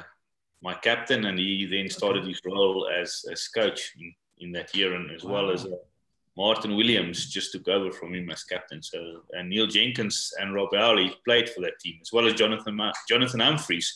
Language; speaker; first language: English; non-native, local second language; Afrikaans